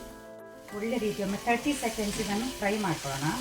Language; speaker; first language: Kannada; native; Kannada